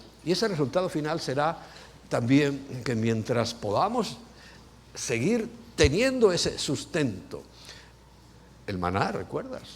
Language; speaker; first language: Spanish; native; Spanish